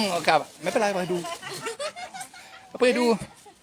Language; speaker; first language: Thai; non-native, learner; French